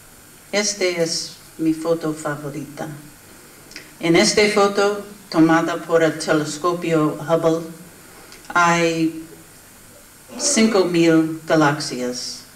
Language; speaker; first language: Spanish; non-native, learner; English